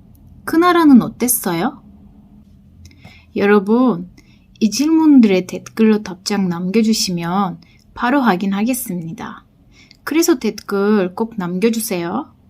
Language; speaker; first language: Korean; non-native, fluent; Turkish